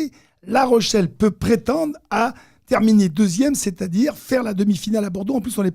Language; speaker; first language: French; native; French